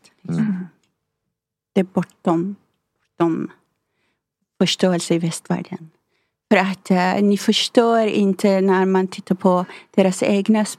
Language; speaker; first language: Swedish; non-native, fluent; Persian